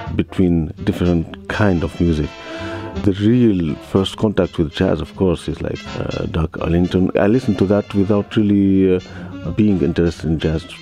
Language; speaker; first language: English; non-native, learner; Arabic